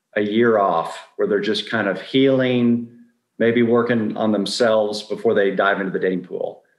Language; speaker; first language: English; native; English